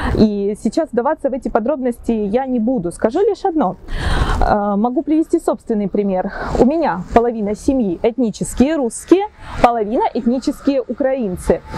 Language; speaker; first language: Russian; native; Russian